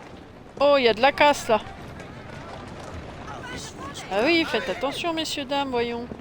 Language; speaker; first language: French; native; French